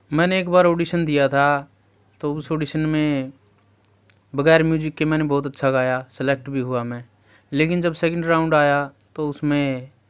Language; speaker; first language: Hindi; native; Hindi